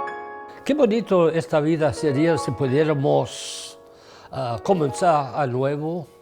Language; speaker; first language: Spanish; early bilingual, heritage; English